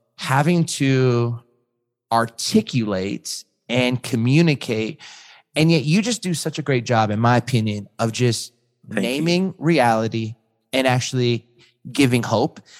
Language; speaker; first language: English; native; English